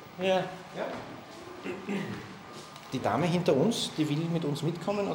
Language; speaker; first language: German; native; German